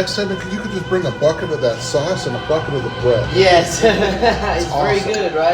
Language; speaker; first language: English; non-native, learner; Ukrainian